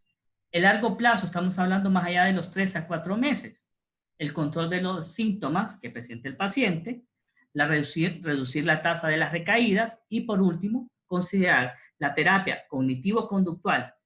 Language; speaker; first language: Spanish; native; Spanish